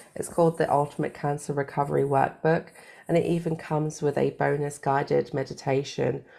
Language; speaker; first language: English; native; English